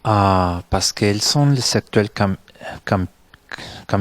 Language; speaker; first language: French; non-native, fluent; Spanish